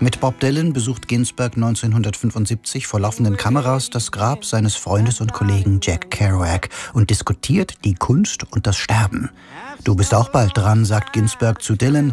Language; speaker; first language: German; native; German